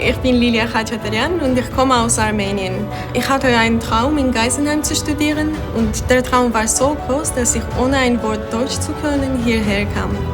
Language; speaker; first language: German; non-native, fluent; Armenian